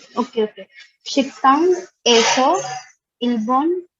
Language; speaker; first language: Korean; non-native, learner; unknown